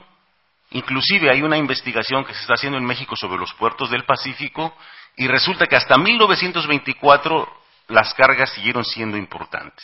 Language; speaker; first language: Spanish; native; Spanish